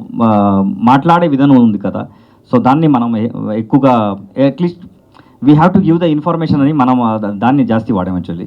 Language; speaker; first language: Telugu; non-native, learner; Kannada